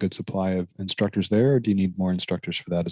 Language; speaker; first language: English; native; English